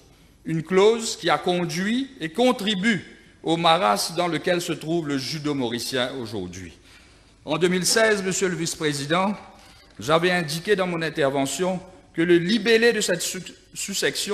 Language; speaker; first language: French; non-native, local second language; Morisyen